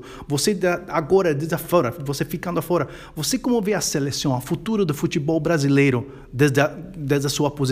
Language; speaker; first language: Portuguese; non-native, fluent; Spanish